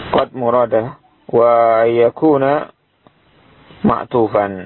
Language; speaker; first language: Arabic; non-native, fluent; Indonesian